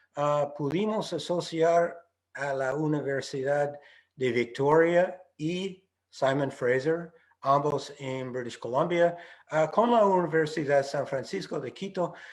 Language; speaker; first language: Spanish; non-native, fluent; English